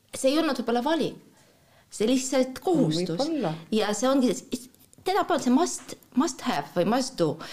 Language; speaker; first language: Estonian; non-native, fluent; Russian